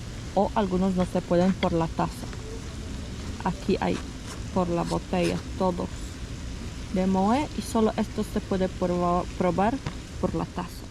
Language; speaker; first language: Spanish; non-native, fluent; Portuguese